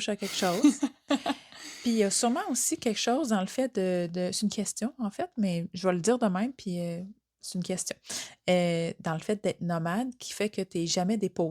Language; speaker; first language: French; native; French